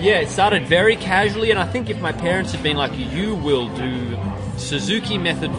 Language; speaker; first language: English; native; English